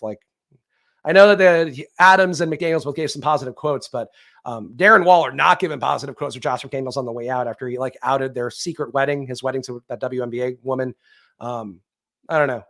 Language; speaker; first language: English; native; English